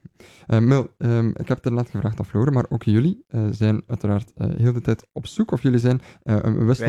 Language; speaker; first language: Dutch; native; Dutch